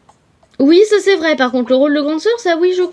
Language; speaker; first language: French; native; French